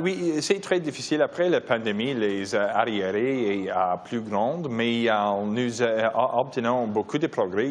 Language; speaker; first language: French; non-native, learner; English